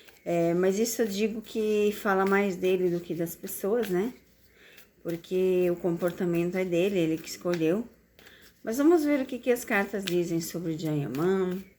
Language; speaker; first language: Portuguese; native; Portuguese